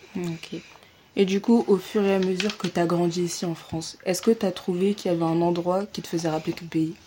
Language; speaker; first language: French; early bilingual, other home language; Portuguese